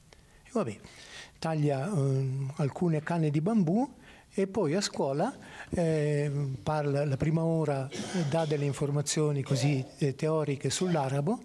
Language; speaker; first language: Italian; native; Italian